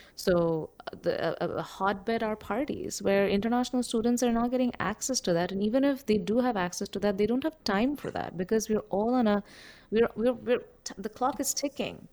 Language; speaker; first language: English; non-native, local second language; Bangla